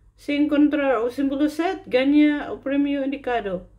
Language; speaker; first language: Portuguese; non-native, learner; Cebuano